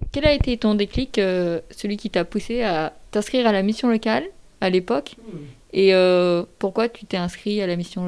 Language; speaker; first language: French; native; French